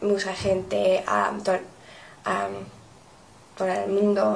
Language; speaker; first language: Spanish; non-native, learner; English